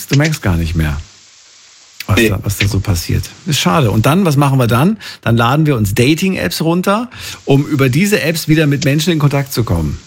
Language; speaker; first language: German; native; German